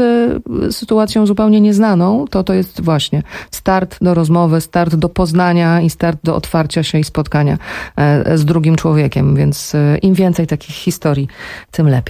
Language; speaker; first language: Polish; native; Polish